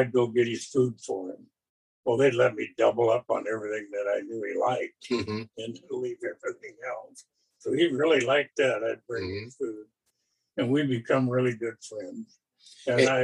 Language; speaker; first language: English; native; English